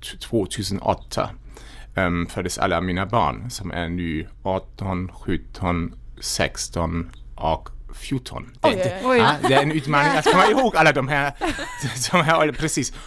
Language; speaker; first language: Swedish; non-native, fluent; German